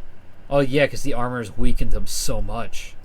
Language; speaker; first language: English; native; English